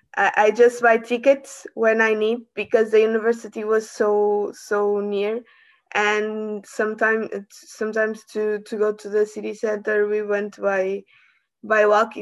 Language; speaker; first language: English; non-native, learner; Portuguese